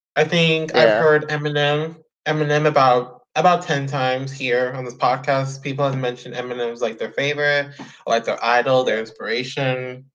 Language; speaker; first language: English; native; English